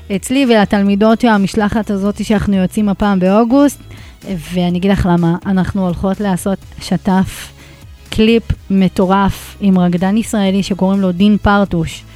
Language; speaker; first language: Hebrew; native; Hebrew